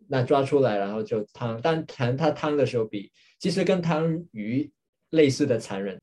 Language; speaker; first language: Chinese; non-native, local second language; Cantonese